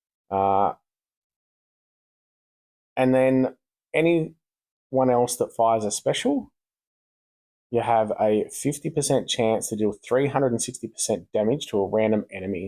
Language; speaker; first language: English; native; English